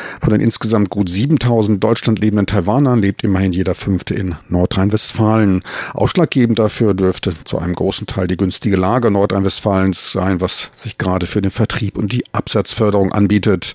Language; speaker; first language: German; native; German